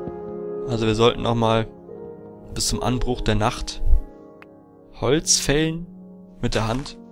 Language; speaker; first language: German; native; German